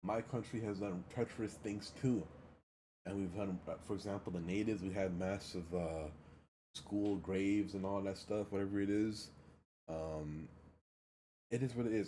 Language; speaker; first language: English; early bilingual, other home language; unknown